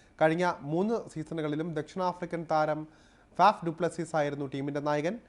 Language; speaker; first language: Malayalam; native; Malayalam